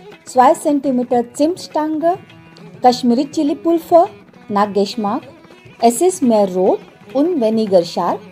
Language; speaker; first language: German; non-native, learner; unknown